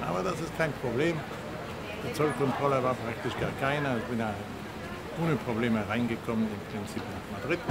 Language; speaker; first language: German; non-native, fluent; Polish